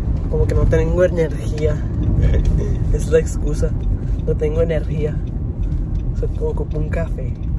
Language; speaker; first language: Spanish; early bilingual, heritage; Spanish